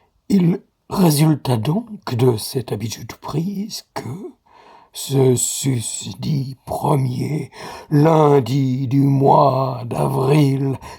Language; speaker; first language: French; native; French